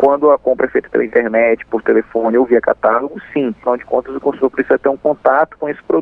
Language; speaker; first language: Portuguese; native; Portuguese